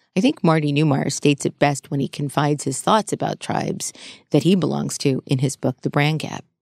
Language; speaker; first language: English; native; English